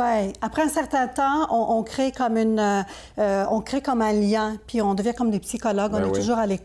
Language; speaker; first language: French; native; French